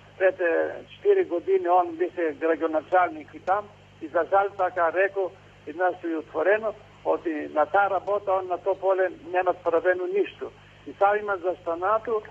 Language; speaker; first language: Macedonian; native; Macedonian